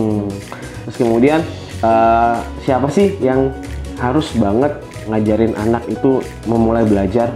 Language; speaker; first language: Indonesian; native; Indonesian